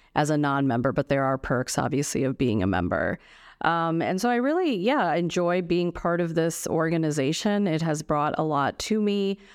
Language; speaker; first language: English; native; English